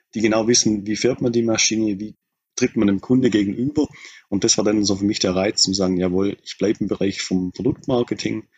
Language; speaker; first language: German; native; German